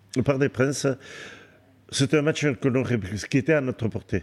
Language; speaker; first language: French; native; French